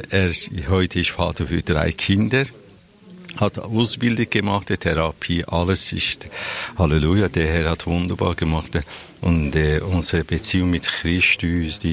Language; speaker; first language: German; non-native, learner; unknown